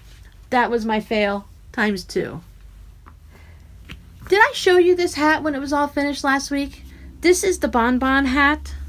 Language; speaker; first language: English; native; English